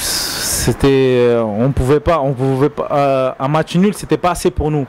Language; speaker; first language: French; native; French